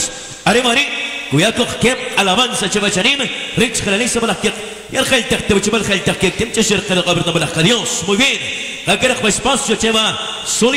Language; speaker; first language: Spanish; non-native, local second language; Kʼicheʼ